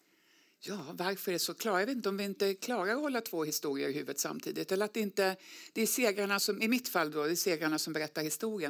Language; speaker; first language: Swedish; native; Swedish